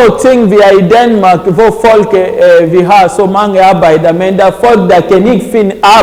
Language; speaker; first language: Swedish; non-native, learner; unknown